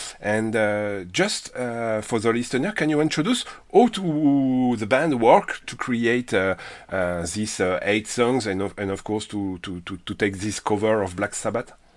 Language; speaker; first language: English; non-native, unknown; French